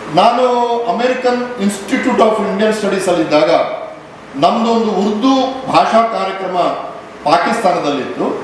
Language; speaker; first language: Kannada; non-native, local second language; Tulu